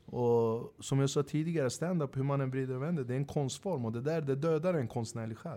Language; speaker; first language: Swedish; early bilingual, other home language; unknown